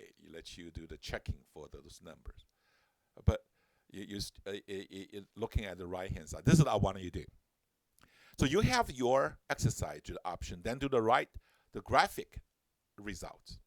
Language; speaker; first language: English; non-native, fluent; Chinese